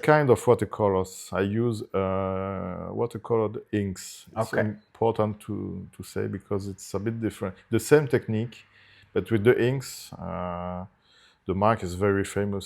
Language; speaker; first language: English; non-native, fluent; Italian